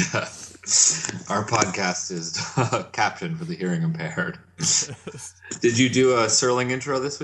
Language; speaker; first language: English; native; English